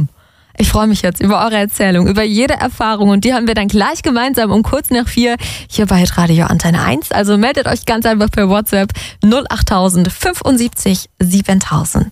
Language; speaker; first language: German; native; German